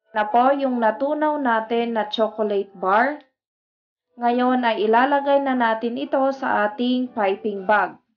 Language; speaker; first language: Filipino; native; Filipino